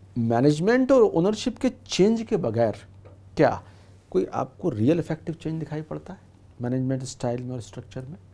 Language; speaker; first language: Hindi; native; Hindi